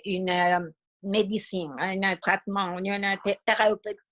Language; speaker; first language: French; non-native, fluent; Spanish